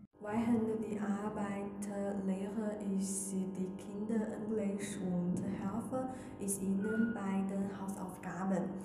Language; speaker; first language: German; non-native, learner; Chinese